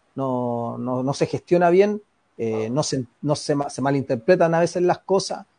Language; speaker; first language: Spanish; native; Spanish